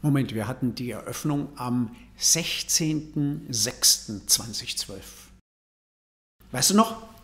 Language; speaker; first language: German; native; German